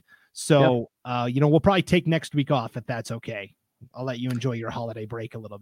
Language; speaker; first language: English; native; English